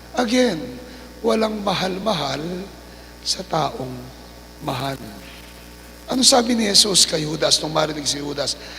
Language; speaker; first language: Filipino; non-native, local second language; Pampanga